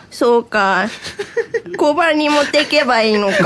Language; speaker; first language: Japanese; native; Japanese